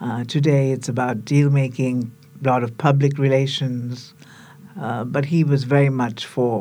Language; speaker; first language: English; non-native, local second language; Tamil